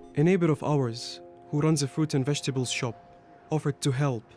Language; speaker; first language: English; non-native, fluent; Burmese